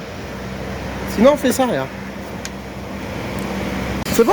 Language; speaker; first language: French; native; French